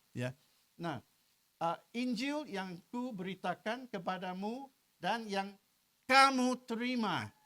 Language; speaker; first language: Malay; non-native, local second language; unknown